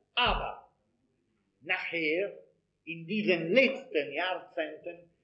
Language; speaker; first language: German; non-native, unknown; Italian